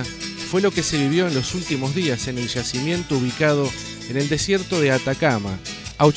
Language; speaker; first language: Spanish; native; Spanish